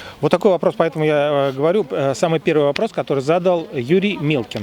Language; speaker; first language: Russian; native; Russian